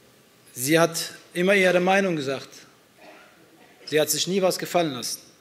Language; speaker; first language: German; early bilingual, other home language; Turkish